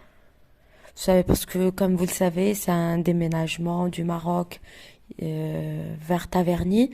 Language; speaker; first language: French; non-native, local second language; Arabic